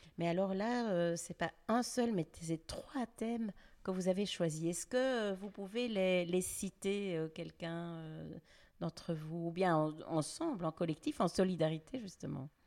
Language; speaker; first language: French; native; French